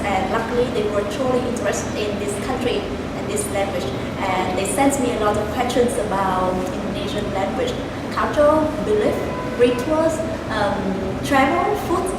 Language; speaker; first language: English; non-native, learner; Vietnamese